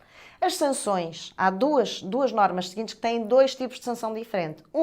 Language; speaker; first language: Portuguese; native; Portuguese